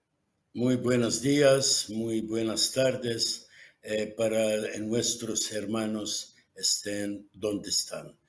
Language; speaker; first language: Spanish; non-native, fluent; Arabic